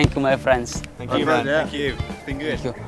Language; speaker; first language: English; non-native, learner; Danish